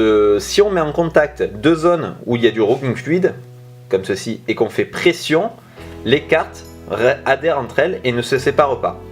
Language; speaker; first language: French; native; French